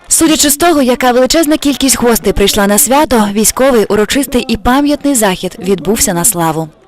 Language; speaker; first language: Ukrainian; native; Ukrainian